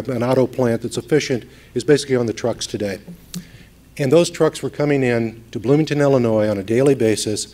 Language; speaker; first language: English; native; English